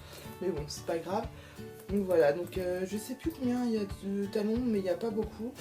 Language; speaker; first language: French; native; French